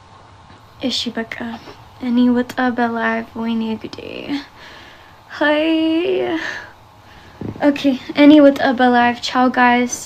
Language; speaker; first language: Amharic; early bilingual, heritage; English